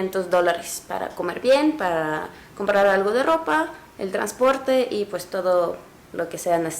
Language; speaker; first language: Spanish; non-native, fluent; Russian